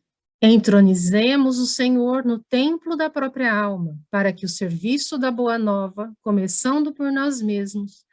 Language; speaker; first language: Portuguese; native; Portuguese